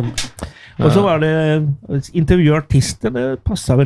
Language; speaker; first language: Norwegian; non-native, fluent; Spanish